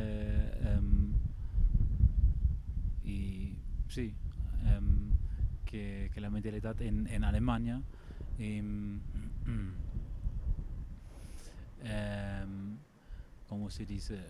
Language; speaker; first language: Spanish; non-native, learner; German